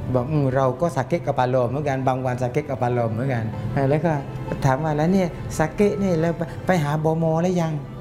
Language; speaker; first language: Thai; non-native, local second language; Malay